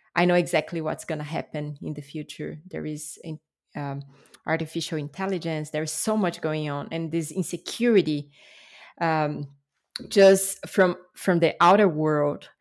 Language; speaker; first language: English; non-native, fluent; Portuguese